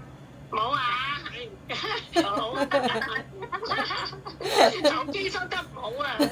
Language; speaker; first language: Chinese; non-native, learner; Indonesian